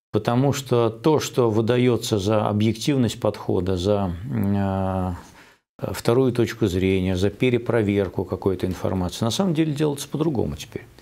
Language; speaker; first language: Russian; native; Russian